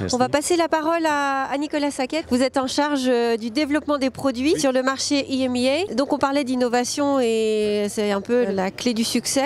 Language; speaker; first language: French; native; French